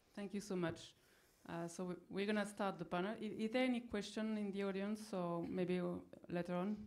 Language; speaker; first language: English; non-native, fluent; French